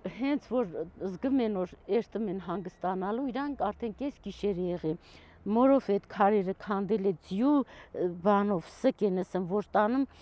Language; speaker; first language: Armenian; non-native, local second language; Kurdish